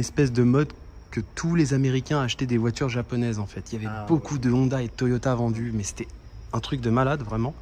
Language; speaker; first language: French; native; French